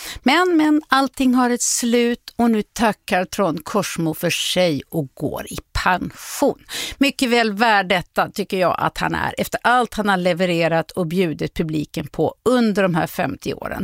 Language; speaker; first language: Swedish; native; Swedish